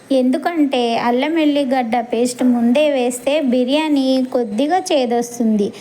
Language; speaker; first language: Telugu; non-native, local second language; Urdu